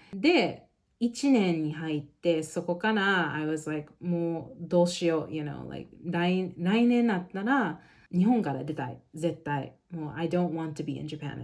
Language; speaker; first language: Japanese; non-native, local second language; English